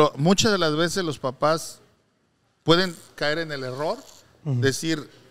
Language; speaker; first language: Spanish; native; Spanish